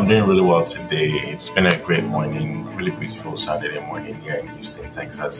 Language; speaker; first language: English; non-native, local second language; Yoruba